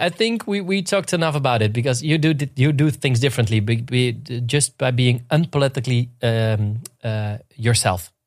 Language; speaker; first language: English; non-native, fluent; Dutch